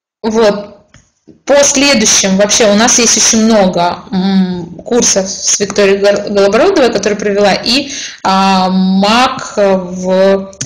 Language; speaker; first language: Russian; native; Russian